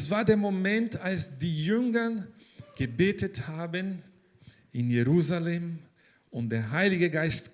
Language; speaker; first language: German; non-native, fluent; Portuguese